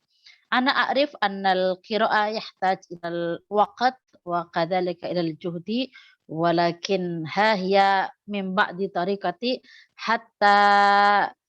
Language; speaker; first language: Arabic; non-native, fluent; Indonesian